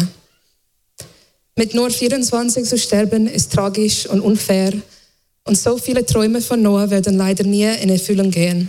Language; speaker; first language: German; non-native, fluent; English